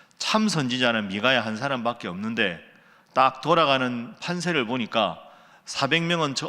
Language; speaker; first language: Korean; native; Korean